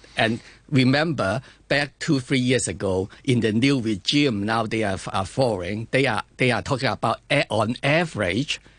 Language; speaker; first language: English; non-native, fluent; Chinese